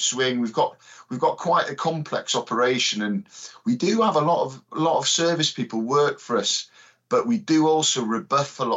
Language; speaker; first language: English; native; English